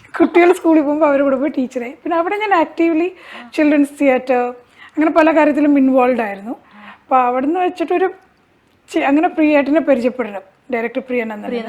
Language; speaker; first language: Malayalam; early bilingual, heritage; Malayalam